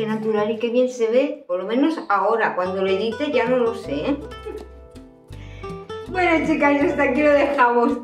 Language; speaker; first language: Spanish; native; Spanish